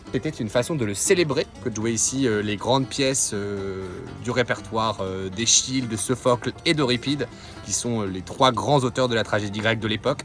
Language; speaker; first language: French; native; French